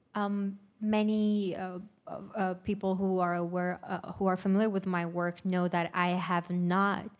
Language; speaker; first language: English; non-native, fluent; Uyghur